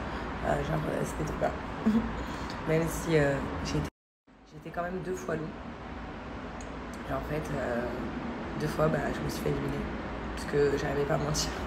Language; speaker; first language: French; native; French